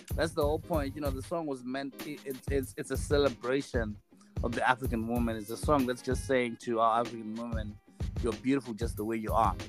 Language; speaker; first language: English; non-native, local second language; Shona